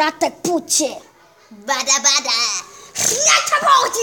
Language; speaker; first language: Spanish; non-native, learner; German